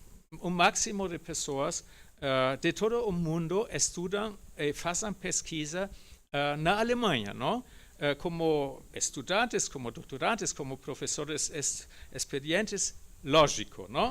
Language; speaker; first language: Portuguese; non-native, fluent; German